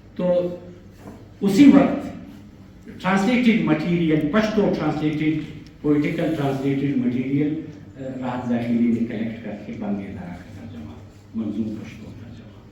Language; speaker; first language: Urdu; non-native, local second language; Pashto